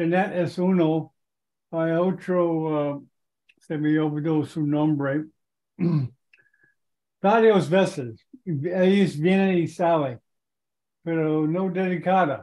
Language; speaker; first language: Spanish; non-native, learner; English